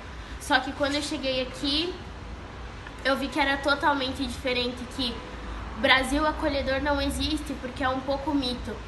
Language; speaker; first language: Portuguese; non-native, fluent; Haitian Creole